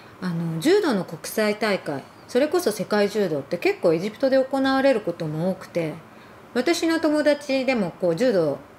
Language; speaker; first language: Japanese; early bilingual, other home language; Arabic